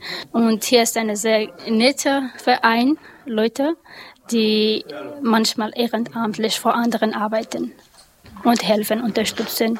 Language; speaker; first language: German; non-native, learner; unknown